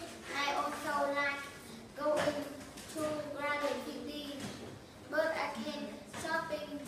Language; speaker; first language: English; non-native, learner; Vietnamese